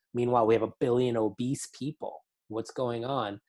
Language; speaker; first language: English; native; English